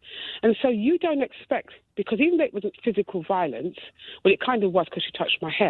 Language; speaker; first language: English; native; English